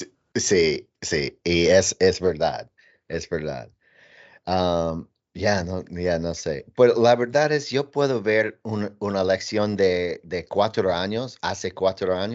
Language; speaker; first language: Spanish; non-native, learner; English